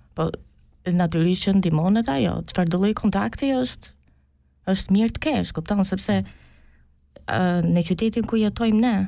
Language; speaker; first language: Albanian; early bilingual, heritage; Albanian